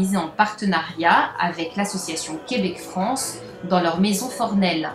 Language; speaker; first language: French; native; French